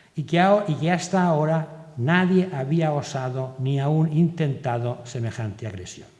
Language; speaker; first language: Spanish; non-native, local second language; Catalan